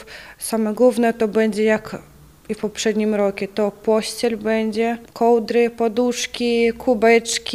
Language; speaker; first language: Polish; non-native, learner; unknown